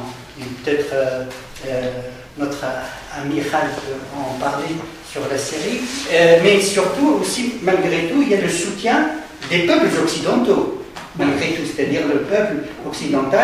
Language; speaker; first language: French; non-native, local second language; Arabic